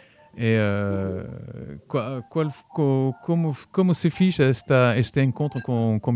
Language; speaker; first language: Portuguese; early bilingual, heritage; French